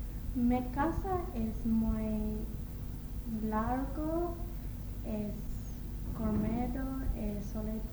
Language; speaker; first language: Spanish; non-native, learner; English